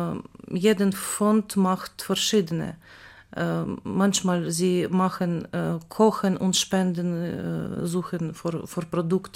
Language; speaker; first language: German; non-native, learner; Ukrainian